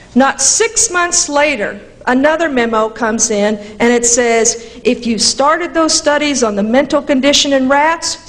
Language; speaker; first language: English; native; English